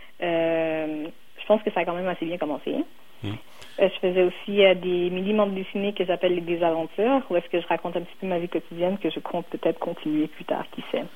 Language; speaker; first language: French; native; French